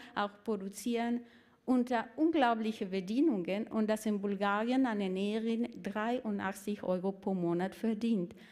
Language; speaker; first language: German; non-native, fluent; Spanish